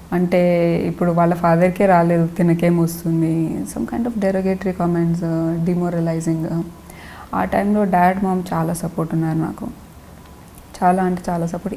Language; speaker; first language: Telugu; non-native, local second language; Lambadi